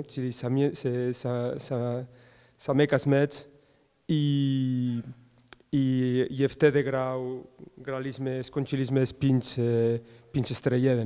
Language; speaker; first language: Polish; non-native, fluent; Spanish